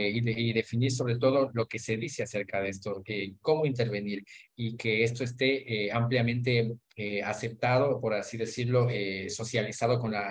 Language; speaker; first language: Spanish; native; Spanish